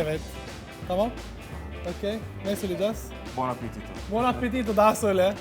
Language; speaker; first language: Turkish; non-native, learner; Italian